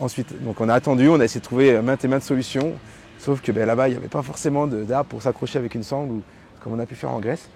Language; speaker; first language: French; native; French